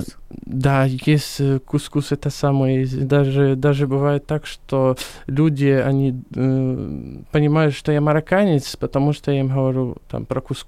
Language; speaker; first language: Russian; non-native, fluent; Arabic